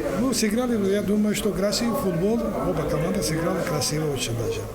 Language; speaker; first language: Russian; non-native, local second language; Georgian